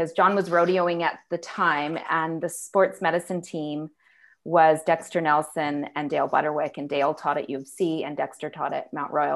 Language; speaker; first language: English; native; English